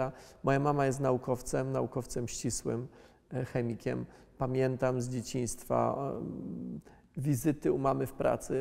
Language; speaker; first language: Polish; native; Polish